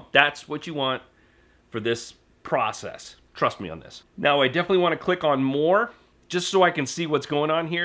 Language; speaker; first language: English; native; English